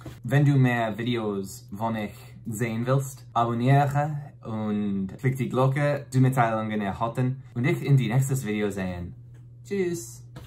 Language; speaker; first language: German; non-native, learner; English